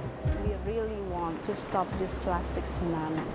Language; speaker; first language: English; non-native, fluent; Indonesian